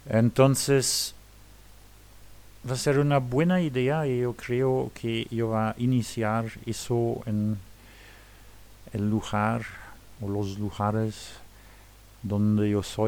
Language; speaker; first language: Spanish; non-native, fluent; Luxembourgish